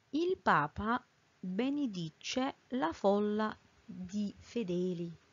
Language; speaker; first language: Italian; non-native, fluent; Arabic